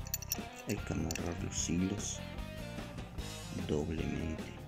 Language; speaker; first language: Spanish; native; Spanish